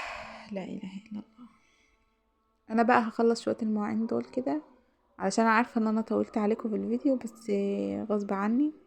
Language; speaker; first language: Arabic; native; Arabic